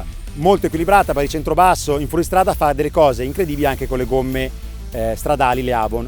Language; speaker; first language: Italian; native; Italian